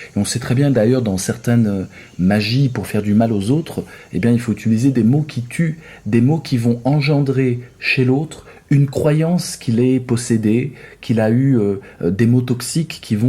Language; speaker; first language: French; native; French